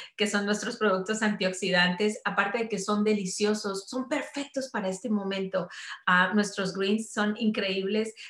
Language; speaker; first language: Spanish; native; Spanish